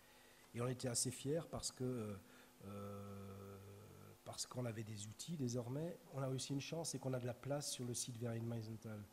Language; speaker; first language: French; native; French